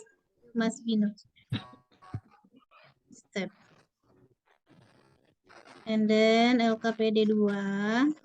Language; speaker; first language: English; non-native, fluent; Indonesian